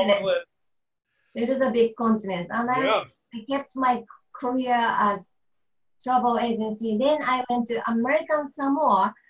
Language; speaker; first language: English; non-native, learner; Japanese